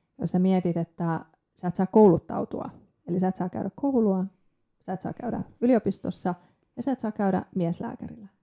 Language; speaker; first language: Finnish; early bilingual, other home language; Persian